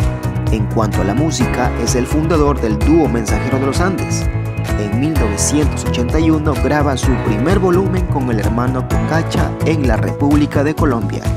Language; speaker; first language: Spanish; native; Spanish